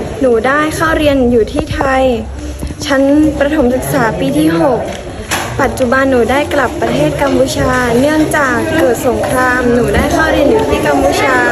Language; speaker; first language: Thai; early bilingual, other home language; Khmer